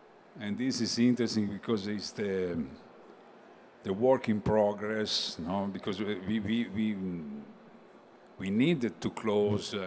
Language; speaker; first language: English; non-native, learner; Italian